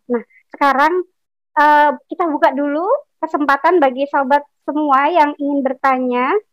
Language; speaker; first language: Indonesian; native; Indonesian